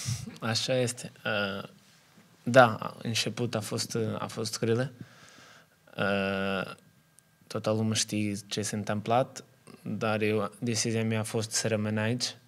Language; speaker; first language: Romanian; non-native, learner; Portuguese